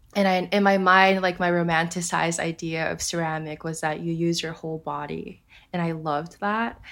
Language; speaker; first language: English; early bilingual, other home language; Japanese